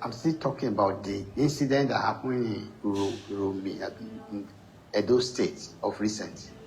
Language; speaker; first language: English; non-native, local second language; Yoruba